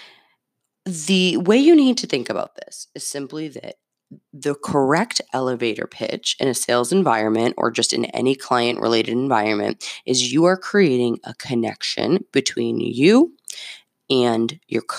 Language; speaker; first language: English; native; English